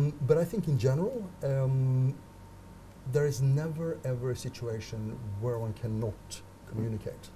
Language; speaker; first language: English; non-native, fluent; Swedish